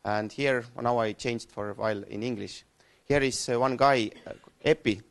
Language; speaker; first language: English; non-native, fluent; Estonian